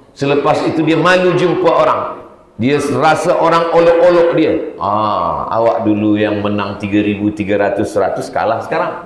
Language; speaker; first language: Malay; native; Malay